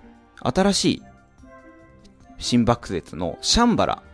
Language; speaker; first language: Japanese; native; Japanese